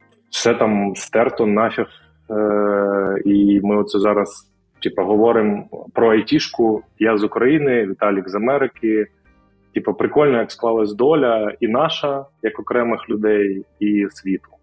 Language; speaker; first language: Ukrainian; non-native, local second language; Russian